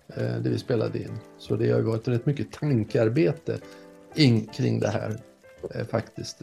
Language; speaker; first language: Swedish; native; Swedish